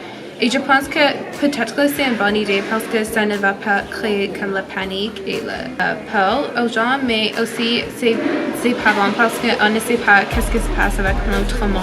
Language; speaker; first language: French; non-native, learner; English